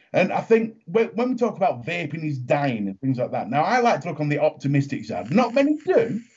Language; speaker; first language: English; native; English